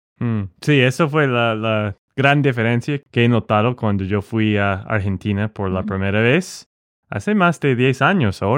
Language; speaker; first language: Spanish; non-native, fluent; English